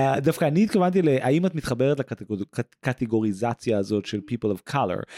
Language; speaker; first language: Hebrew; early bilingual, other home language; English